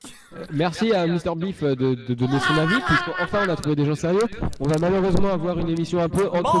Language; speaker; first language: French; native; French